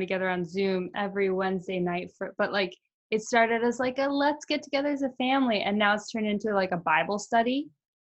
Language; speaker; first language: English; early bilingual, other home language; Portuguese